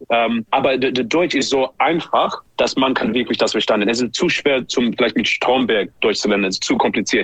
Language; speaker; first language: German; non-native, learner; English